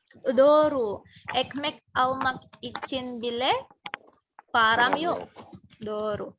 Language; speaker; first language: Turkish; non-native, fluent; Indonesian